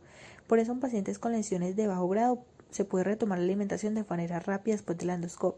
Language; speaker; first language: Spanish; native; Spanish